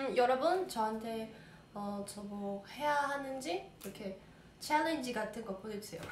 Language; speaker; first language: Korean; non-native, learner; Portuguese